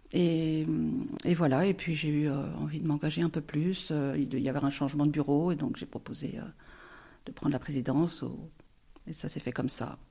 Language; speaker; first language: French; native; French